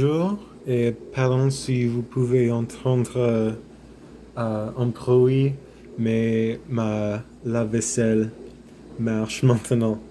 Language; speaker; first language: French; non-native, learner; English